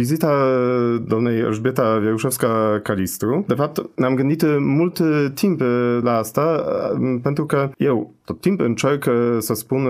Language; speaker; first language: Romanian; non-native, fluent; Polish